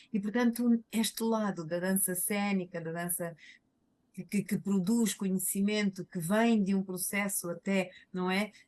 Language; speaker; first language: Portuguese; native; Portuguese